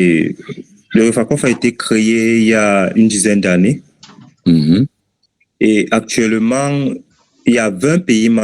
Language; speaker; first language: French; native; French